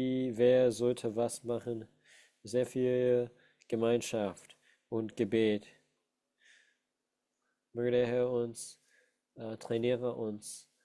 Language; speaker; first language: German; non-native, fluent; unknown